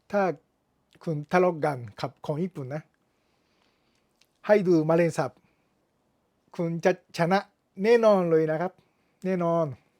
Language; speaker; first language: Thai; non-native, learner; Japanese